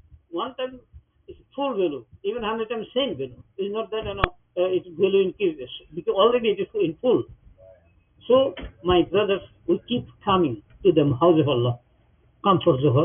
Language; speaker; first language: English; non-native, local second language; Bangla